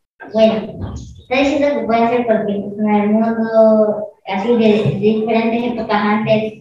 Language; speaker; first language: Spanish; native; Spanish